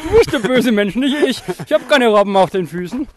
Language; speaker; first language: German; native; German